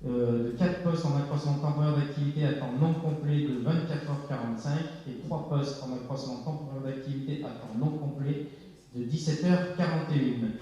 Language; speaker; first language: French; native; French